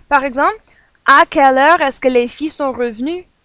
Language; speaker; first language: French; non-native, fluent; English